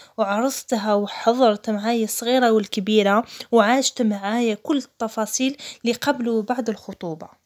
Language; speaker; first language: Arabic; non-native, local second language; Kabyle